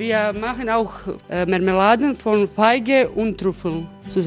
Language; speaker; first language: German; non-native, fluent; Croatian